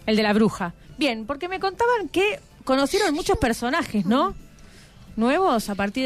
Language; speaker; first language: Spanish; native; Spanish